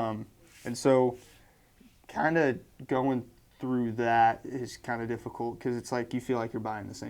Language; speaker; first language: English; native; English